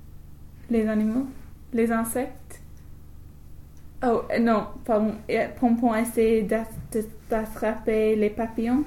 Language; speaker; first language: French; non-native, learner; English